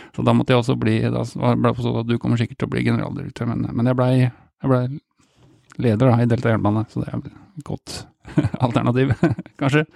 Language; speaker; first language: Norwegian; native; Norwegian